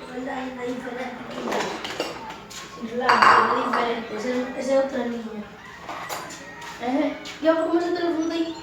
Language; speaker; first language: Spanish; native; Spanish